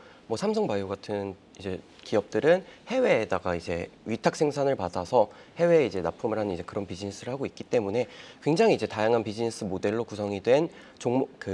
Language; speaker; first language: Korean; native; Korean